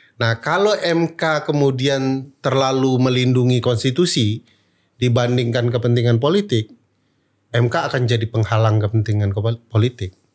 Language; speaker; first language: Indonesian; non-native, local second language; Minangkabau